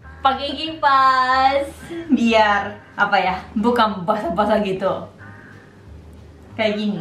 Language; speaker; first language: Indonesian; non-native, learner; Japanese